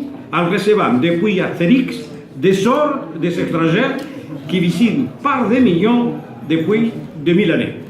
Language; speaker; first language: French; non-native, fluent; Spanish